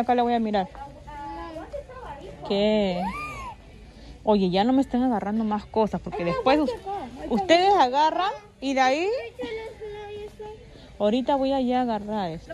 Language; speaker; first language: Spanish; native; Spanish